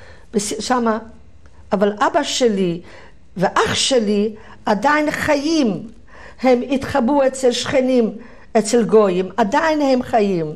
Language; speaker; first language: Hebrew; non-native, fluent; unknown